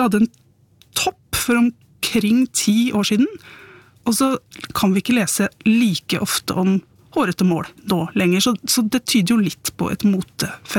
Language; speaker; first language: Norwegian; native; Norwegian